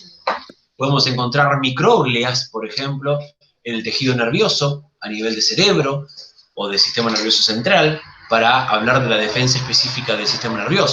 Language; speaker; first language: Spanish; native; Spanish